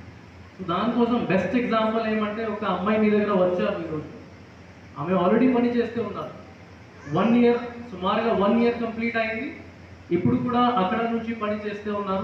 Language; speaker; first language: Telugu; non-native, fluent; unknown